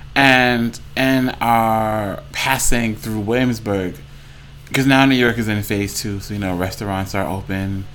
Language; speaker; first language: English; native; English